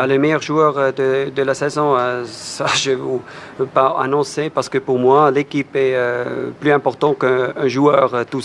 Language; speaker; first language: French; non-native, fluent; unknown